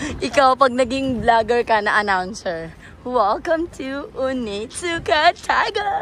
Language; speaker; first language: Filipino; native; Filipino